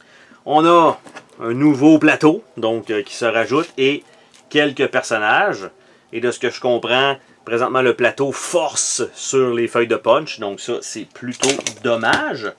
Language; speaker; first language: French; native; French